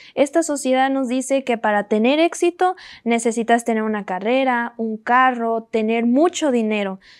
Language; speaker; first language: Spanish; native; Spanish